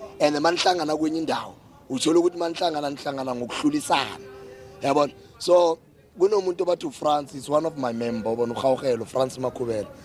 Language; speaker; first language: Zulu; non-native, local second language; Northern Sotho